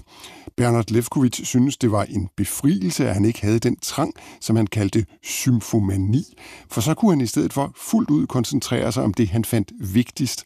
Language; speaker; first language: Danish; native; Danish